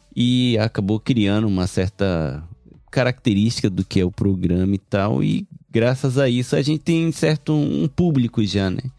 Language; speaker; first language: Portuguese; early bilingual, heritage; Japanese